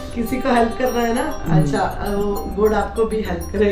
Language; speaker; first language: Hindi; non-native, local second language; Malayalam